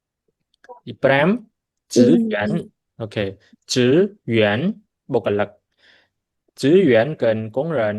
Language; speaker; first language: Chinese; non-native, local second language; Khmer